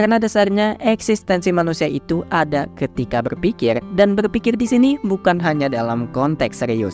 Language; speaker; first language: Indonesian; native; Indonesian